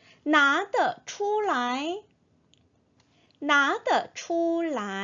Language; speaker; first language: Chinese; non-native, fluent; Korean